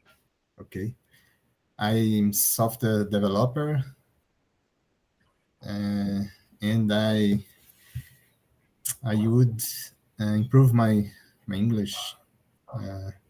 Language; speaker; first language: English; non-native, learner; Portuguese